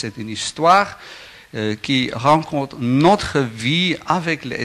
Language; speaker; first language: French; non-native, learner; Afrikaans